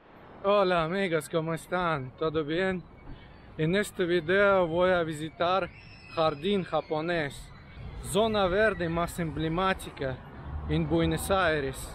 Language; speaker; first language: Spanish; non-native, learner; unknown